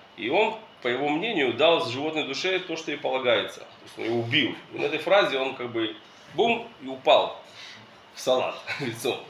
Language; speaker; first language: Russian; early bilingual, heritage; Russian